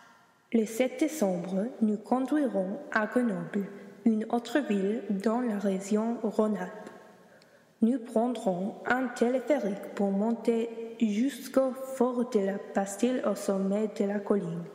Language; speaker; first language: French; non-native, learner; English